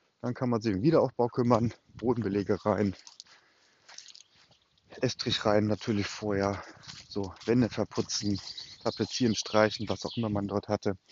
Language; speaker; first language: German; native; German